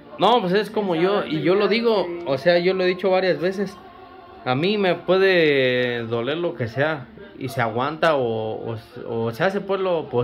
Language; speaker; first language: Spanish; native; Spanish